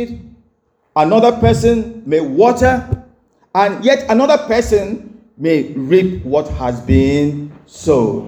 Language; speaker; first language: English; non-native, local second language; Igbo